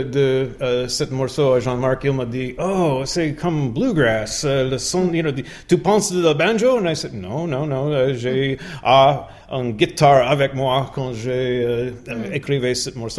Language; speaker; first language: French; non-native, learner; English